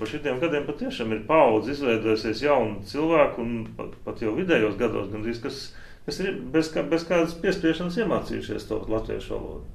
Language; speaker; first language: Latvian; native; Latvian